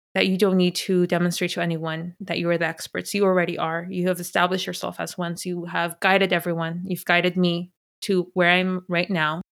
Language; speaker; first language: English; early bilingual, other home language; Spanish